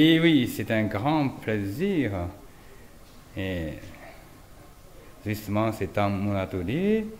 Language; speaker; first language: French; non-native, fluent; Chinese